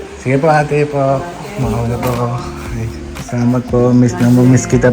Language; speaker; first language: Filipino; non-native, learner; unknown